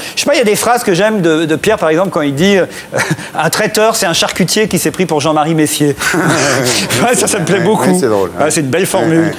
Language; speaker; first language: French; native; French